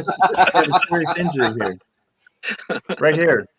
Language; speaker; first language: English; native; English